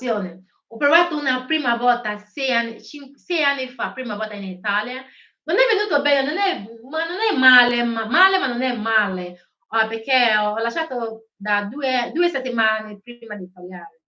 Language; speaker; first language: Italian; non-native, learner; Igbo